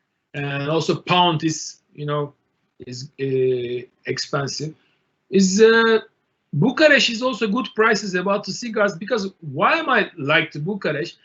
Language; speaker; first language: English; non-native, learner; Turkish